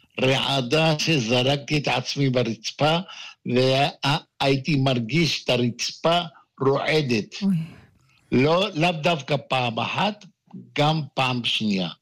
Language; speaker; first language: Hebrew; non-native, fluent; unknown